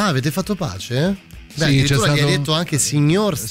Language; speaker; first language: Italian; native; Italian